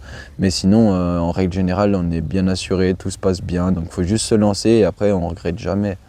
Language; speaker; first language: French; native; French